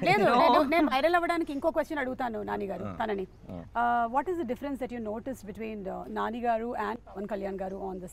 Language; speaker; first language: Telugu; native; Telugu